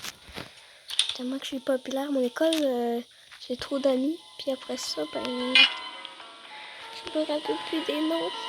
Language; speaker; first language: French; native; French